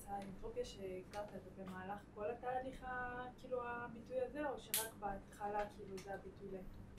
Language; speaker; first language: Hebrew; native; Hebrew